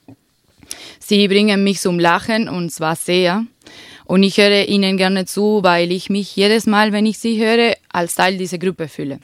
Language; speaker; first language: German; non-native, fluent; Spanish